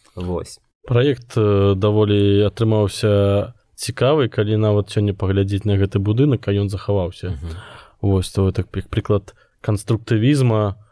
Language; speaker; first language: Belarusian; non-native, local second language; Russian